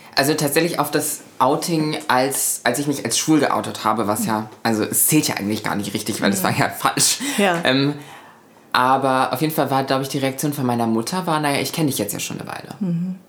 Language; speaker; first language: German; native; German